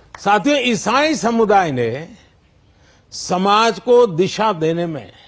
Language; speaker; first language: Hindi; non-native, local second language; Gujarati